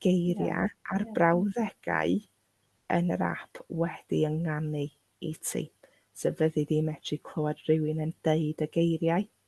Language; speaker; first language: Welsh; non-native, local second language; English